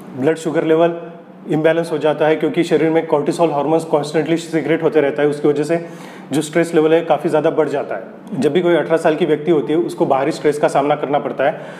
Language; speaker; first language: Hindi; non-native, local second language; Marathi